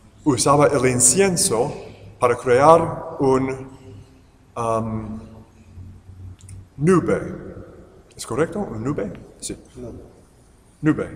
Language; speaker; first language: Spanish; non-native, fluent; English